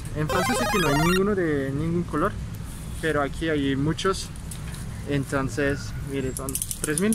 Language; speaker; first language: Spanish; non-native, fluent; French